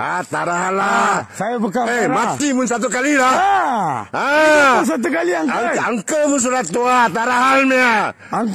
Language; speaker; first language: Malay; non-native, local second language; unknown